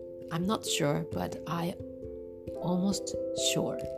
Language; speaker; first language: English; non-native, learner; Japanese